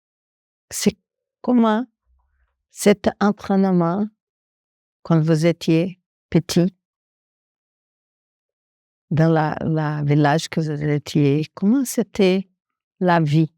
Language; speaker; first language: French; non-native, fluent; Portuguese